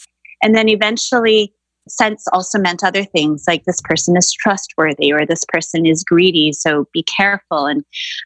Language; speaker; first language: English; native; English